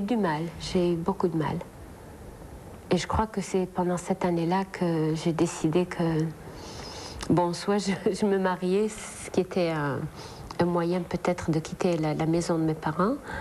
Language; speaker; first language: French; non-native, local second language; Arabic